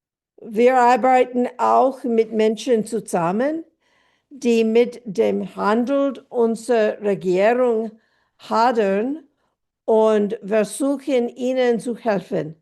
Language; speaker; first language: German; non-native, fluent; English